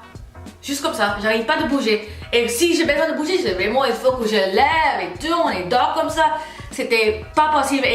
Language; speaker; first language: French; non-native, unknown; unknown